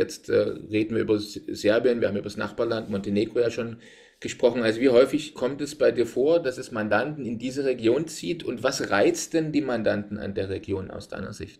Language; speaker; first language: German; native; German